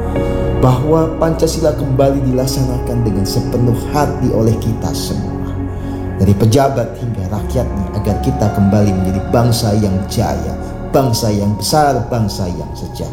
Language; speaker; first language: Indonesian; native; Indonesian